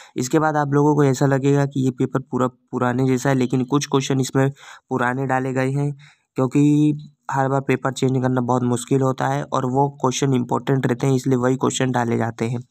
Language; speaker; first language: Hindi; native; Hindi